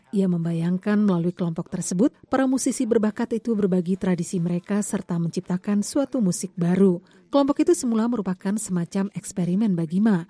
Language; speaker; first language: Indonesian; native; Indonesian